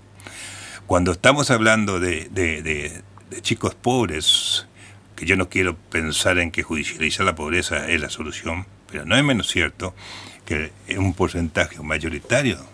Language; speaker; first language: Spanish; native; Spanish